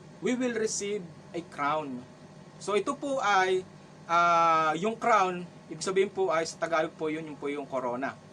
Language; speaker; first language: Filipino; non-native, local second language; Cebuano